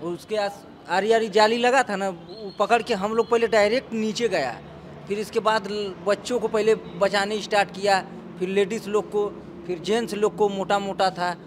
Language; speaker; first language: Hindi; native; Hindi